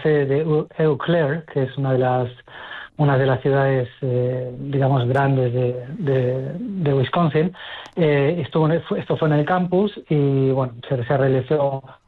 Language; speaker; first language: Spanish; native; Spanish